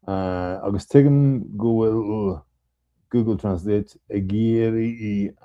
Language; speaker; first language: Irish; non-native, learner; English